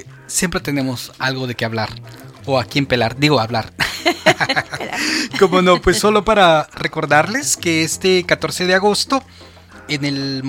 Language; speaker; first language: Spanish; native; Spanish